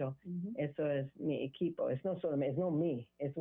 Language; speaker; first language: Spanish; non-native, learner; English